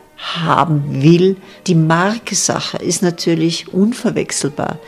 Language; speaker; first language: German; native; German